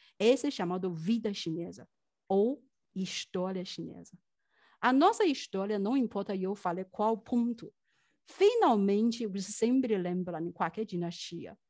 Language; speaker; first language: Portuguese; non-native, fluent; Chinese